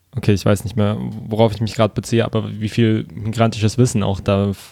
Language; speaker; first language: German; native; German